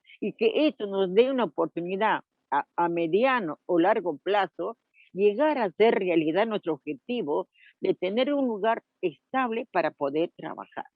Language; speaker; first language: Spanish; native; Spanish